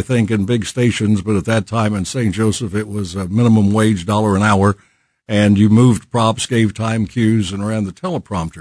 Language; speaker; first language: English; native; English